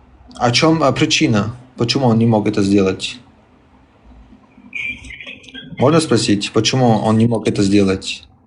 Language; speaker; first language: Russian; early bilingual, heritage; Chechen